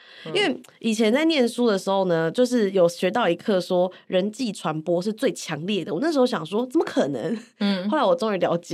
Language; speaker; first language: Chinese; native; Chinese